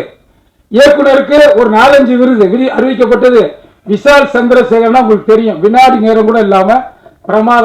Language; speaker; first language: Tamil; native; Tamil